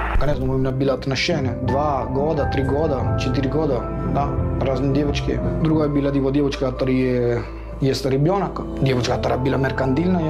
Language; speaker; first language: Russian; non-native, learner; Italian